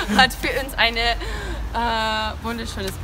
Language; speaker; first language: German; non-native, learner; Spanish